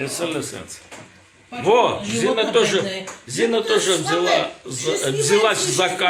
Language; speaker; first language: Russian; non-native, local second language; Armenian